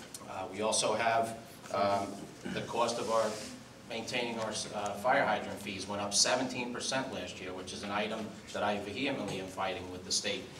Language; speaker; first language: English; native; English